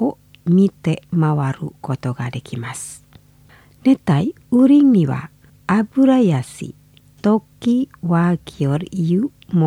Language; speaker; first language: Japanese; non-native, fluent; Indonesian